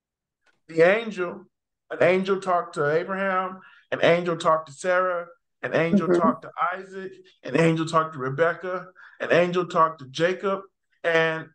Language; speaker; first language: English; native; English